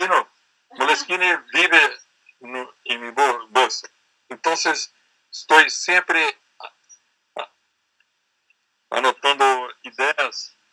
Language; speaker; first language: Spanish; non-native, learner; Portuguese